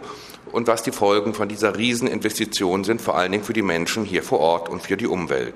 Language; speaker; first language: German; native; German